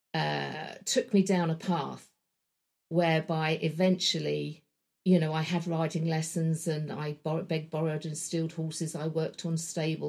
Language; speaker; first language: English; native; English